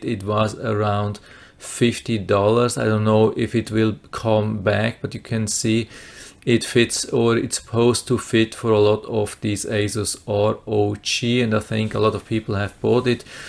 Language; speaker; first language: English; non-native, fluent; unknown